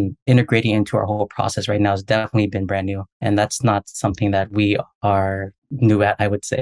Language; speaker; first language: English; native; English